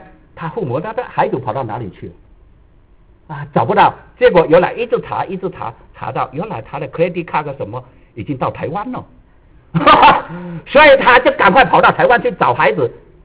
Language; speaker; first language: Chinese; native; Chinese